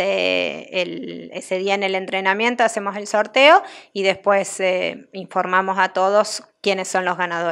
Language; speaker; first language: Spanish; native; Spanish